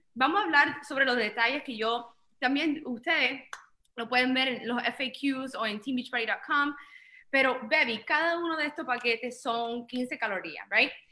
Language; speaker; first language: Spanish; early bilingual, heritage; Spanish